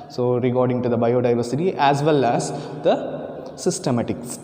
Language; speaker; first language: English; non-native, local second language; Kannada